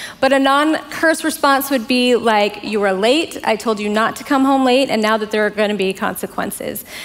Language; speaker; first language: English; native; English